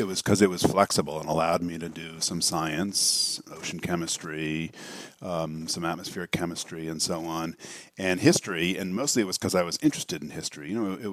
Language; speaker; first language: English; native; English